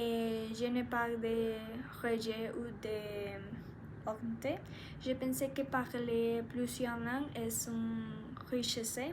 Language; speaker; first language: French; non-native, learner; Spanish